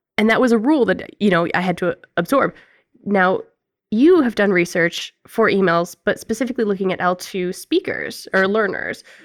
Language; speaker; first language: English; native; English